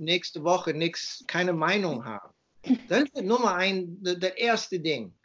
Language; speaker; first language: German; early bilingual, heritage; German